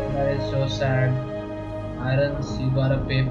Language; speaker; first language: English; non-native, learner; Hindi